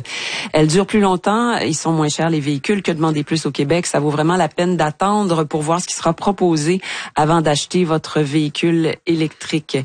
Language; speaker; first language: French; native; French